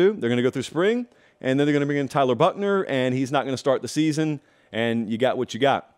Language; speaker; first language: English; native; English